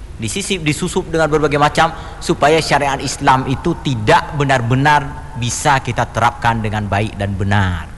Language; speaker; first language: Indonesian; non-native, local second language; Achinese